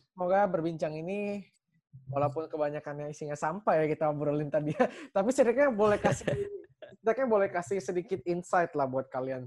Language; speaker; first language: Indonesian; native; Indonesian